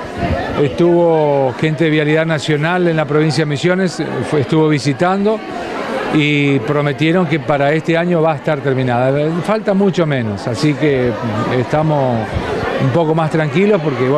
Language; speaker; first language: Spanish; native; Spanish